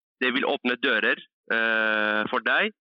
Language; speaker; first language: Norwegian; early bilingual, other home language; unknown